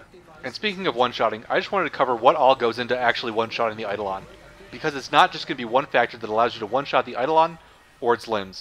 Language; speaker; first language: English; native; English